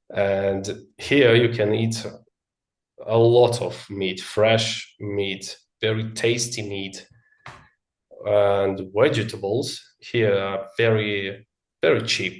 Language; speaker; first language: English; non-native, learner; Russian